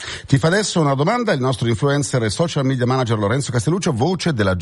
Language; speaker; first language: Italian; native; Italian